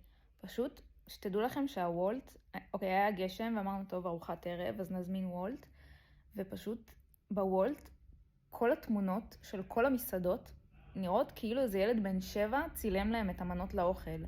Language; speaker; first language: Hebrew; native; Hebrew